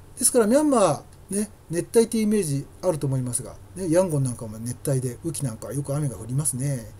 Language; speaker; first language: Japanese; native; Japanese